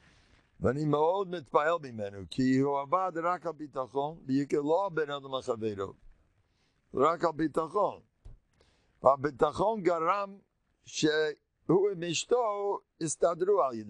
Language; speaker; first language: Hebrew; non-native, fluent; English